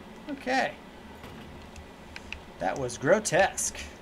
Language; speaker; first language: English; native; English